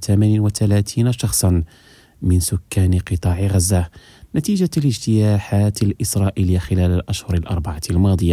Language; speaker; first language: Arabic; non-native, fluent; Indonesian